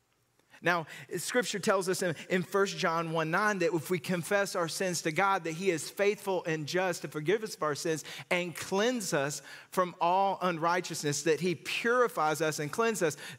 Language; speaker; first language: English; native; English